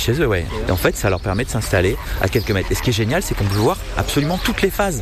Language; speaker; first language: French; native; French